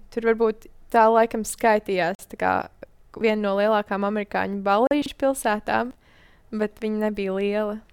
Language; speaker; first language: Latvian; native; Latvian